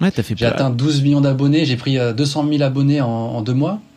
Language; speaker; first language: French; native; French